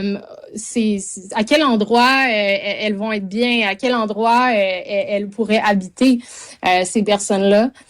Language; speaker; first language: French; native; French